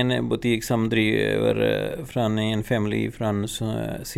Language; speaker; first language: Swedish; non-native, fluent; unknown